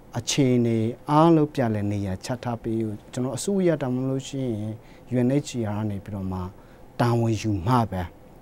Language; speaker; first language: Burmese; non-native, local second language; Hakha Chin